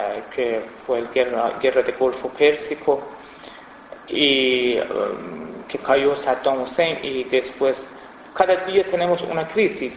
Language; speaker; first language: Spanish; non-native, fluent; Persian